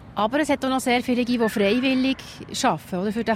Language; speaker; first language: German; native; German